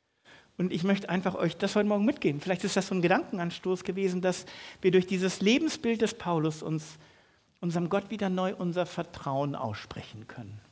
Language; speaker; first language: German; native; German